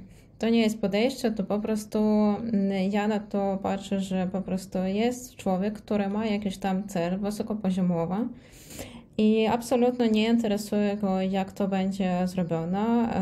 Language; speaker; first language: Polish; non-native, fluent; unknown